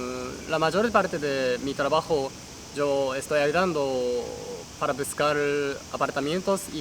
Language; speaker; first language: Spanish; non-native, learner; Japanese